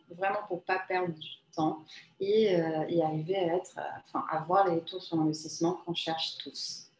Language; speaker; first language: French; non-native, fluent; Portuguese